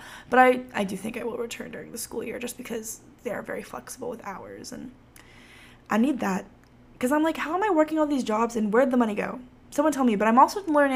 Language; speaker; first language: English; native; English